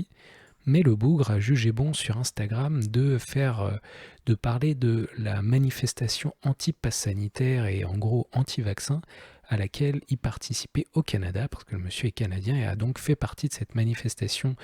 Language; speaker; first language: French; native; French